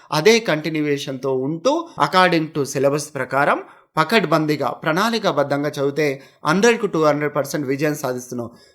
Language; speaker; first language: Telugu; native; Telugu